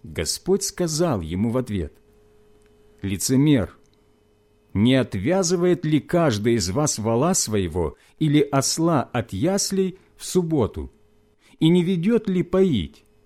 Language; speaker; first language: Russian; native; Russian